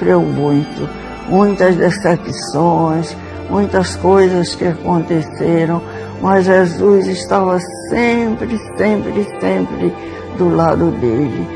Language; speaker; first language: Portuguese; early bilingual, other home language; Swedish